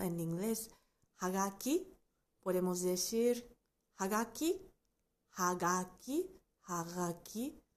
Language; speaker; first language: Spanish; non-native, fluent; Japanese